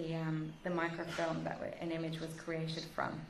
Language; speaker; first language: English; native; English